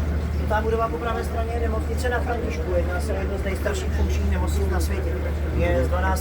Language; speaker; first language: Czech; native; Czech